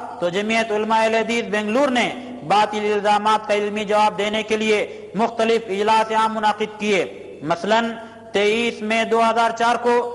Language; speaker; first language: Urdu; native; Urdu